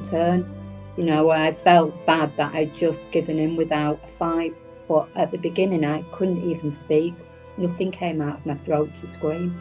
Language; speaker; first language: English; native; English